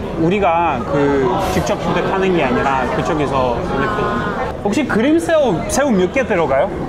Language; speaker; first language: Korean; non-native, fluent; Russian